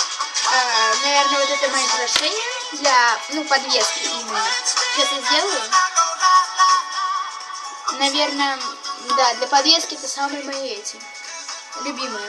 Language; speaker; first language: Russian; native; Russian